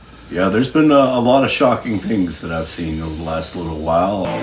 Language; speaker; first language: English; native; English